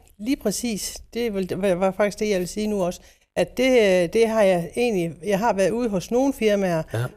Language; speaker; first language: Danish; native; Danish